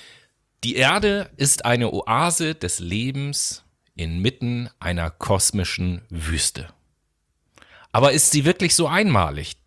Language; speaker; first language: German; native; German